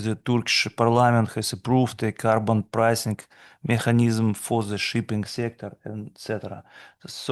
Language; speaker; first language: English; non-native, fluent; Russian